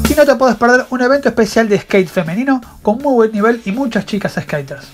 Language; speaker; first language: Spanish; native; Spanish